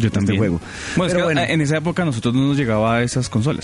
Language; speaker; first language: Spanish; native; Spanish